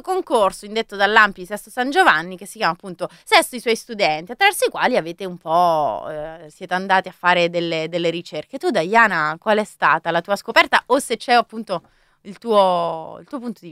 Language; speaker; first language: Italian; native; Italian